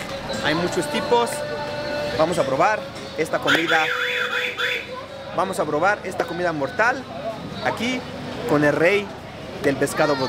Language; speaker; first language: Spanish; non-native, fluent; Arabic